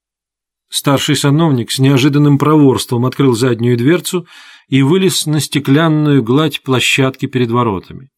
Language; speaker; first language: Russian; native; Russian